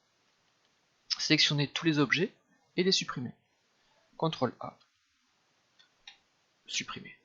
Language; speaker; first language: French; native; French